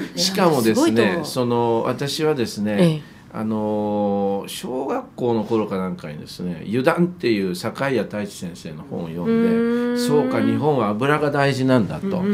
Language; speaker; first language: Japanese; native; Japanese